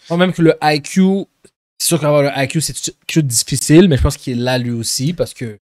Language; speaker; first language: French; native; French